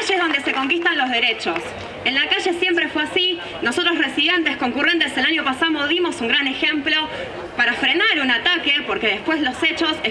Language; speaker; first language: Spanish; native; Spanish